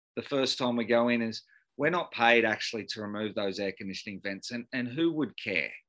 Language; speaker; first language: English; native; English